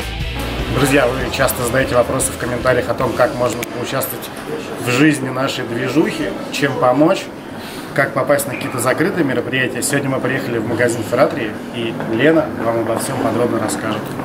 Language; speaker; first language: Russian; native; Russian